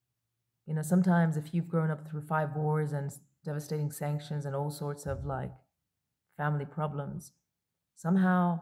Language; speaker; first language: English; non-native, local second language; Arabic